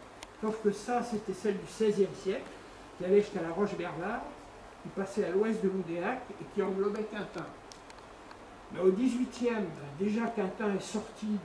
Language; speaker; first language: French; native; French